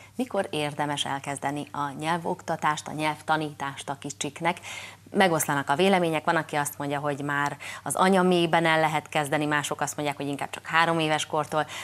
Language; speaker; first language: Hungarian; native; Hungarian